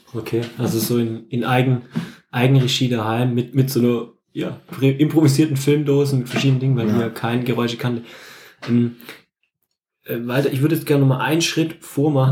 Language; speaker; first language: German; native; German